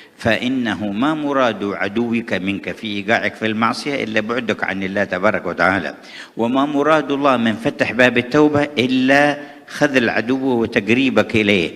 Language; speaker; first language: Arabic; native; Arabic